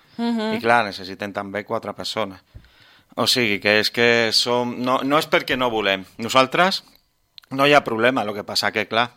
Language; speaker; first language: Catalan; non-native, local second language; Spanish